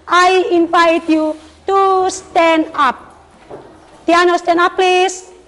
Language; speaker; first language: English; non-native, learner; Indonesian